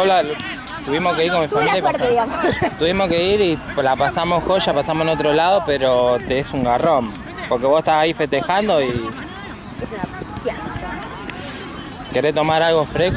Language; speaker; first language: Spanish; native; Spanish